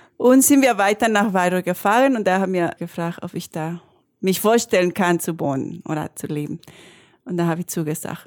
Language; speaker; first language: German; non-native, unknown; Spanish